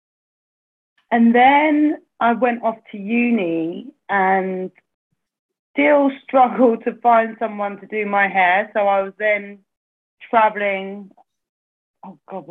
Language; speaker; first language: English; native; English